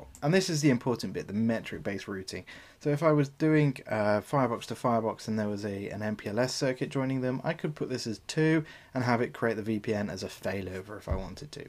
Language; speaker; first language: English; native; English